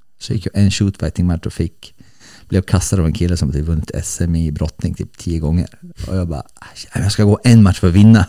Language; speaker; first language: Swedish; early bilingual, other home language; Bosnian